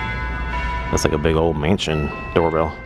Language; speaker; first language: English; native; English